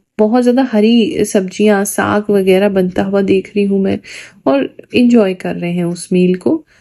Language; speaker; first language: Hindi; native; Hindi